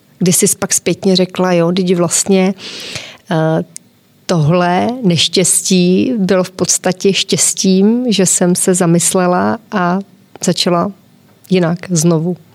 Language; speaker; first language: Czech; native; Czech